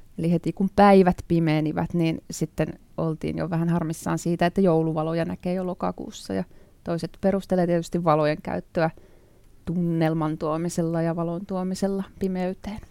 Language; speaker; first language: Finnish; native; Finnish